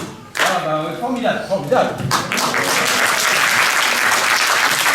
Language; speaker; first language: French; native; French